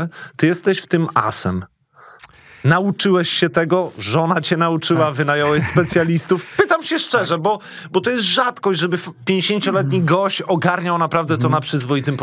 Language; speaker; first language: Polish; native; Polish